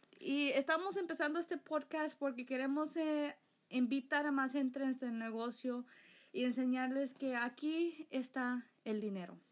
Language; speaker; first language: Spanish; early bilingual, heritage; Spanish